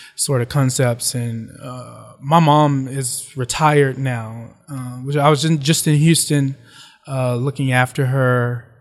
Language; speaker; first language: English; native; English